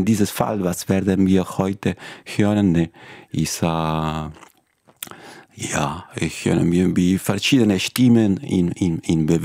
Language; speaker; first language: German; non-native, fluent; Spanish